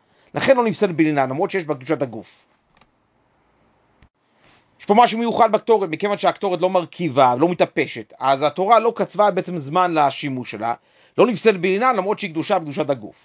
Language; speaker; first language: Hebrew; native; Hebrew